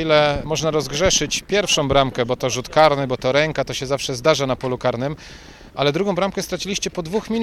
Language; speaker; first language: Polish; native; Polish